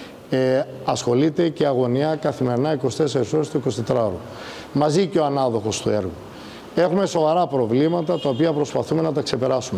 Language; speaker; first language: Greek; native; Greek